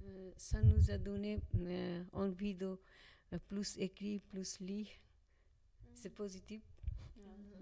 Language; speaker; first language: French; non-native, learner; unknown